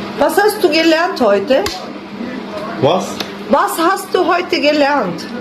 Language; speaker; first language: German; early bilingual, other home language; Turkish